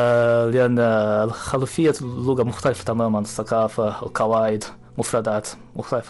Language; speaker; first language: Arabic; non-native, fluent; Japanese